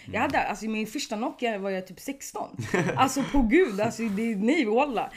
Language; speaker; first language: Swedish; early bilingual, other home language; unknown